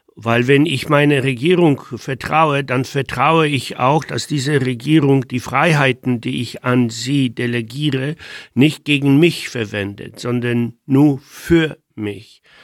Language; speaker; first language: German; non-native, fluent; Polish